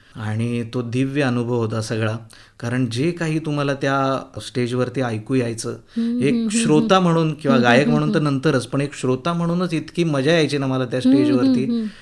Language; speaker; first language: Marathi; native; Marathi